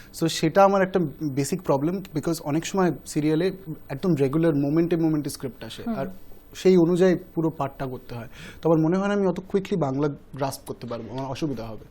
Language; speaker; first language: Bangla; early bilingual, heritage; Bangla